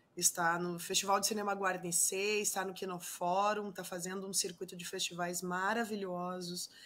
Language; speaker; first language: Portuguese; non-native, fluent; Spanish